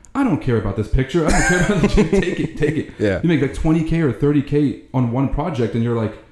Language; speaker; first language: English; early bilingual, other home language; Arabic